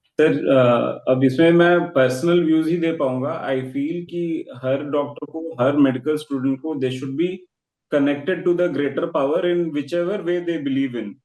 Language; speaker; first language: Hindi; native; Hindi